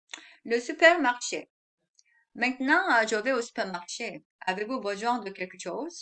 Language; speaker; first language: French; non-native, fluent; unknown